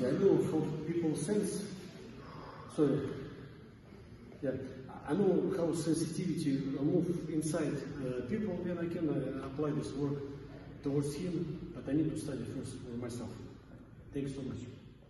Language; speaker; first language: English; non-native, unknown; Russian